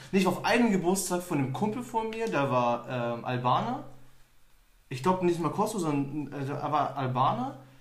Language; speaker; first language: German; early bilingual, other home language; Turkish